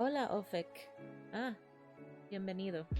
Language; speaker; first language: Spanish; early bilingual, heritage; Spanish